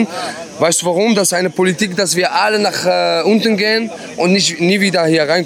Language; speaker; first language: German; non-native, fluent; Arabic